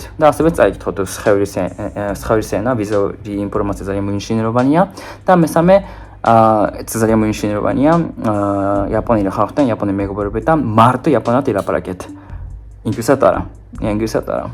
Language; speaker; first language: Georgian; non-native, fluent; Japanese